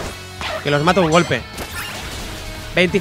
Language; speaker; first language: Spanish; native; Spanish